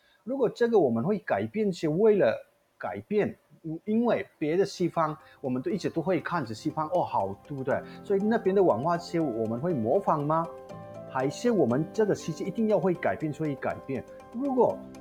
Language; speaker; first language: Chinese; non-native, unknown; Manipuri